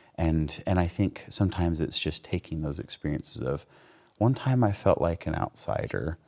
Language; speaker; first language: English; native; English